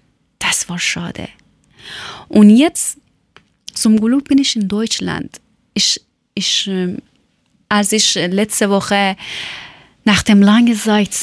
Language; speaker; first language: German; non-native, learner; Persian